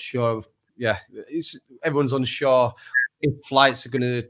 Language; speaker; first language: English; native; English